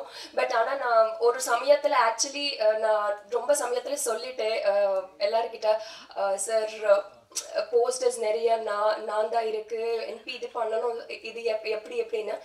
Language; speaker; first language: Tamil; non-native, fluent; Telugu